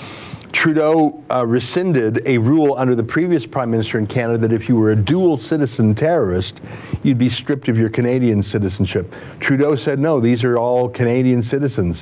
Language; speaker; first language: English; native; English